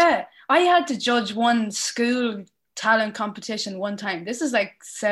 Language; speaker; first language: English; native; English